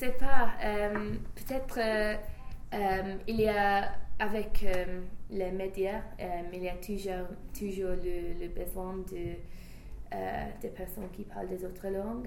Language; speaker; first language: French; non-native, fluent; English